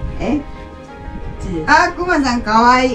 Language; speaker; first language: Japanese; native; Japanese